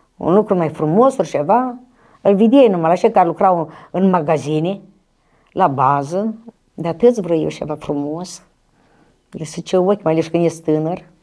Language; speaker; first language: Romanian; native; Romanian